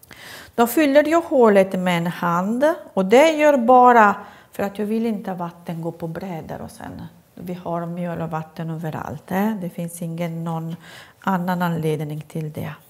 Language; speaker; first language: Swedish; non-native, fluent; Italian